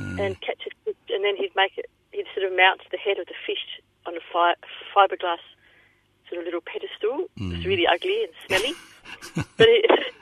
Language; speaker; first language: English; native; English